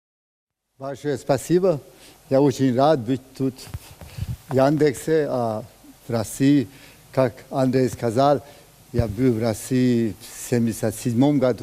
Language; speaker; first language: Russian; non-native, learner; Hungarian